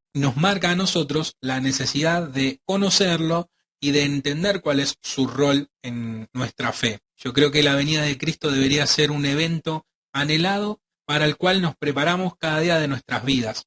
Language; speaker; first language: Spanish; native; Spanish